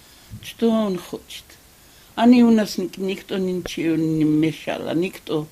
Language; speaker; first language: Russian; non-native, local second language; Georgian